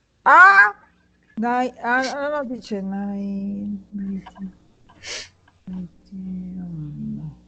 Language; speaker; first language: English; non-native, learner; Spanish